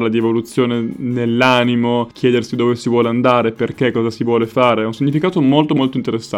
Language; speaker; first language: Italian; native; Italian